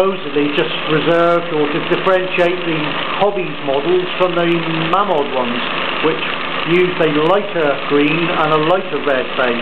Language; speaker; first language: English; native; English